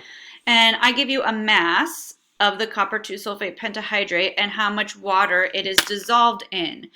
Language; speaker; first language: English; native; English